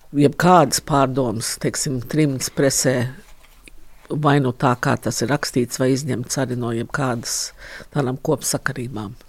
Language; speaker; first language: Latvian; early bilingual, heritage; Latvian